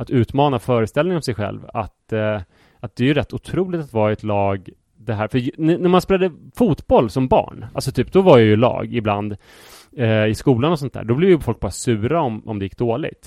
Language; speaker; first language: Swedish; native; Swedish